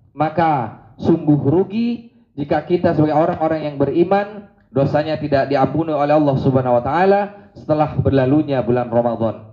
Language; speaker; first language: Indonesian; native; Indonesian